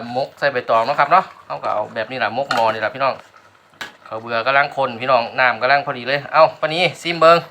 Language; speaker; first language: Thai; non-native, local second language; Northeastern Thai